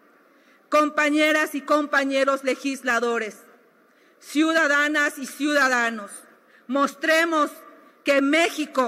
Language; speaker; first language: Spanish; native; Spanish